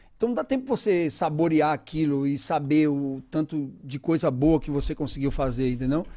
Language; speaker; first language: Portuguese; native; Portuguese